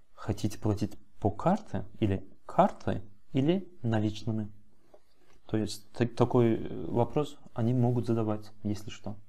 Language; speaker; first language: Russian; non-native, fluent; Turkish